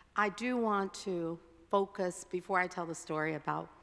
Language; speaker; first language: English; native; English